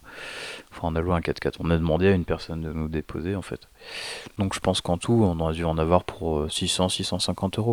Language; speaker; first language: French; native; French